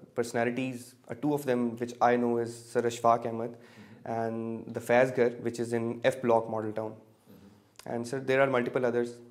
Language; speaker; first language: English; non-native, local second language; Punjabi